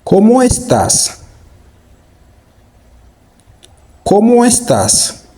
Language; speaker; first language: Spanish; non-native, fluent; Haitian Creole